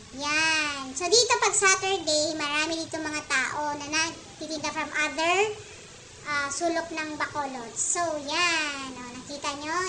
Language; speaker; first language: Filipino; native; Filipino